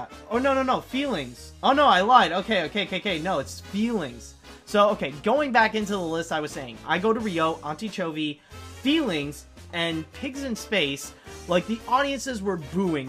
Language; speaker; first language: English; native; English